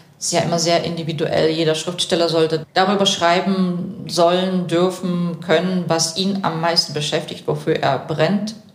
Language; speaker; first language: German; early bilingual, other home language; Russian